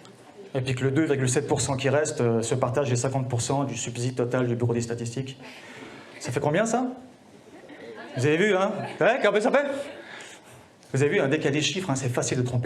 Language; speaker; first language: French; native; French